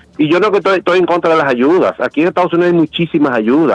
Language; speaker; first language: Spanish; native; Spanish